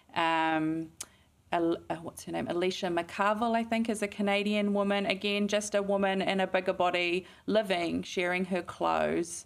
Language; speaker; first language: English; native; English